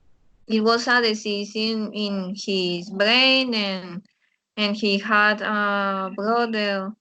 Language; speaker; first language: English; non-native, learner; Spanish